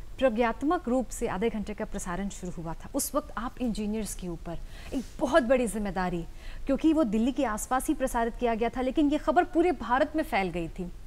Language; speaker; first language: Hindi; native; Hindi